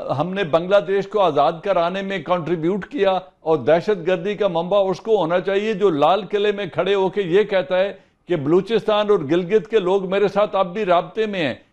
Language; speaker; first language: Urdu; non-native, local second language; Punjabi